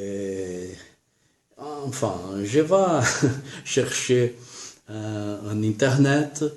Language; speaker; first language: French; non-native, learner; Portuguese